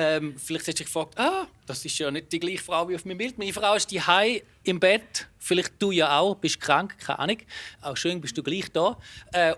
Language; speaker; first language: German; native; German